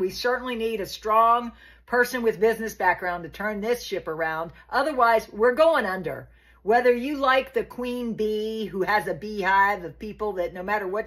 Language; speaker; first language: English; native; English